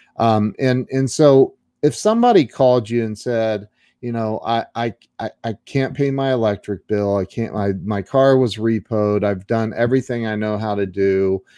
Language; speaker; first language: English; native; English